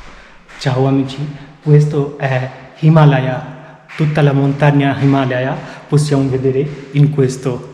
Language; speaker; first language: Italian; non-native, fluent; Bangla